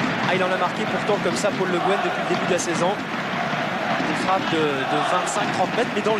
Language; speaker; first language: French; native; French